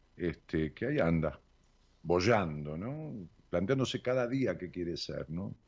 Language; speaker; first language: Spanish; native; Spanish